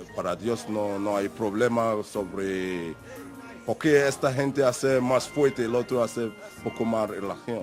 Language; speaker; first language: Spanish; non-native, learner; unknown